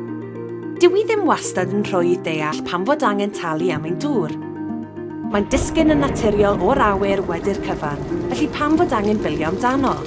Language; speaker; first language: Welsh; native; Welsh